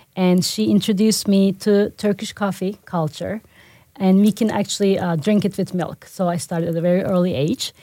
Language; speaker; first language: English; non-native, fluent; Turkish